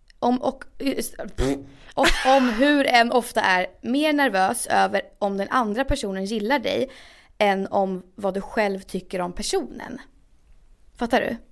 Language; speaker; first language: Swedish; native; Swedish